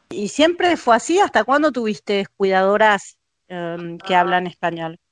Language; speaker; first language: Spanish; native; Spanish